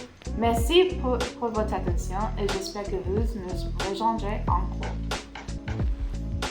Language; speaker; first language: French; non-native, learner; English